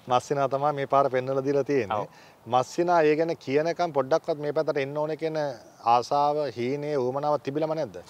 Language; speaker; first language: Sinhala; native; Sinhala